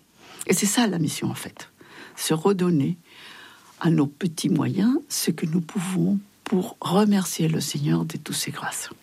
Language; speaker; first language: French; non-native, fluent; Spanish